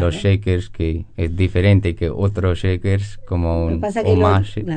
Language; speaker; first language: Spanish; non-native, learner; English